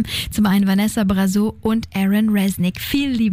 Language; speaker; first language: German; native; German